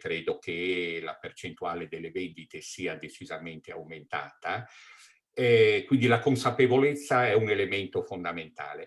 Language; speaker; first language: Italian; native; Italian